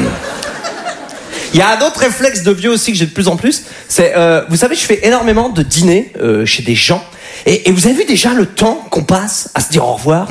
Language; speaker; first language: French; native; French